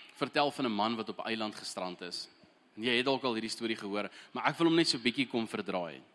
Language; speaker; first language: Afrikaans; early bilingual, heritage; Afrikaans